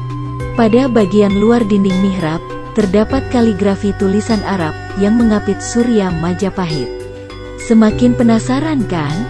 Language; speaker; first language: Indonesian; native; Indonesian